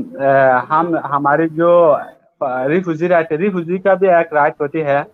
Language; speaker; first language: Hindi; non-native, learner; Rohingya